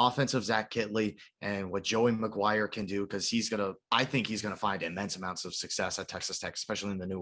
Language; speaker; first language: English; native; English